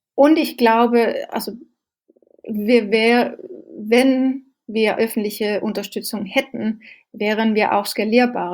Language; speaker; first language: German; non-native, fluent; Danish